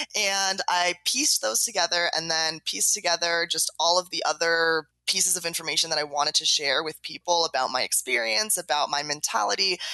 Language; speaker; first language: English; native; English